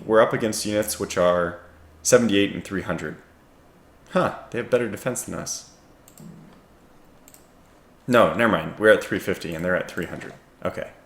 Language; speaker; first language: English; native; English